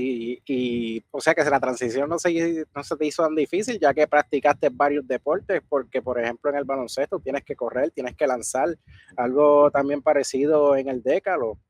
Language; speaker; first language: Spanish; native; Spanish